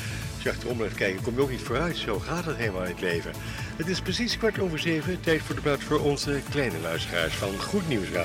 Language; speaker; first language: Dutch; native; Dutch